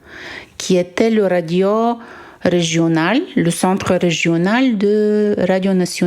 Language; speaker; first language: French; non-native, fluent; Bulgarian